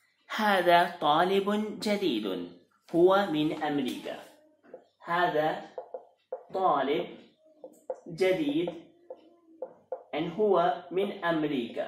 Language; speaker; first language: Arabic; non-native, fluent; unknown